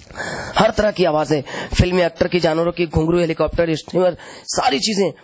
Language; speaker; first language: Hindi; native; Hindi